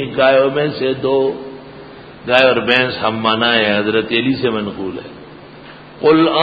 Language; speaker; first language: Urdu; non-native, local second language; Pashto